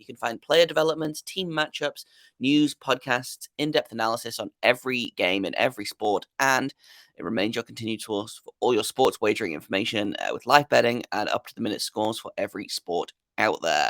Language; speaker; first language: English; native; English